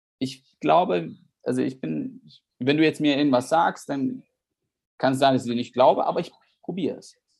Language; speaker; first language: German; non-native, fluent; Arabic